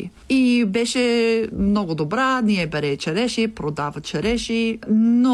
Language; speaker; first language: Bulgarian; non-native, learner; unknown